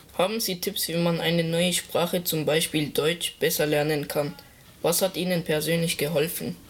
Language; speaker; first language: German; native; German